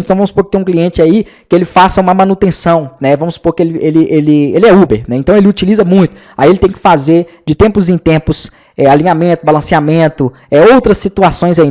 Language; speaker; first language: Portuguese; native; Portuguese